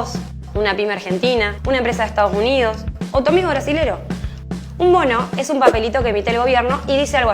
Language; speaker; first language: Spanish; native; Spanish